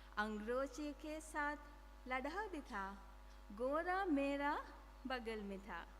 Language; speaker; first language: Hindi; non-native, learner; Sinhala